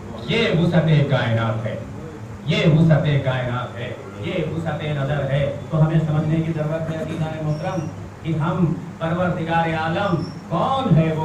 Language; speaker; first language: Urdu; native; Urdu